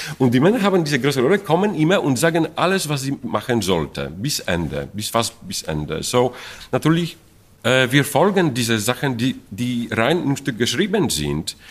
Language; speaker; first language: German; non-native, fluent; Polish